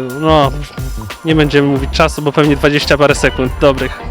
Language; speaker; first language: Polish; native; Polish